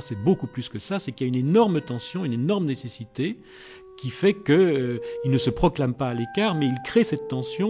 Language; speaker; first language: French; native; French